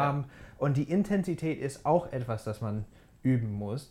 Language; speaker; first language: German; non-native, fluent; English